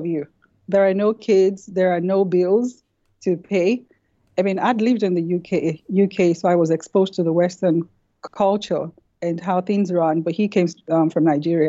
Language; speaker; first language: English; non-native, local second language; Yoruba